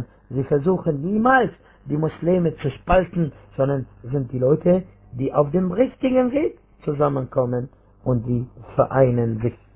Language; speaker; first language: German; non-native, fluent; Arabic